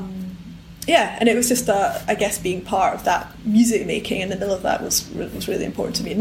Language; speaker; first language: English; native; English